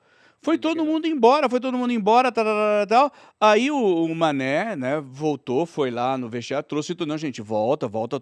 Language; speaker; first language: Portuguese; native; Portuguese